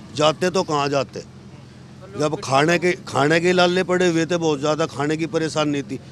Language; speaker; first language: Hindi; native; Hindi